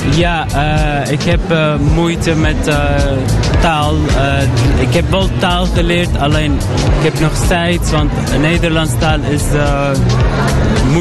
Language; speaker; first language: Dutch; non-native, learner; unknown